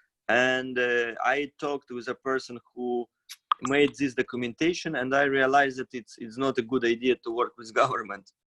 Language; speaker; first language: English; non-native, fluent; Russian